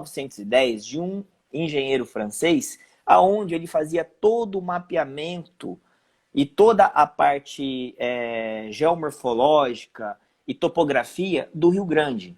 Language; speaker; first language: Portuguese; native; Portuguese